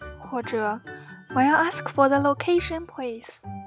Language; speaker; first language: English; non-native, fluent; Chinese